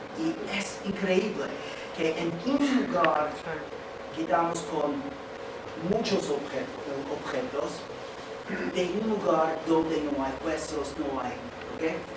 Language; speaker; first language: Spanish; non-native, fluent; English